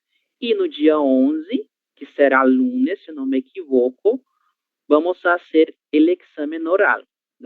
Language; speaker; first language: Spanish; non-native, learner; Portuguese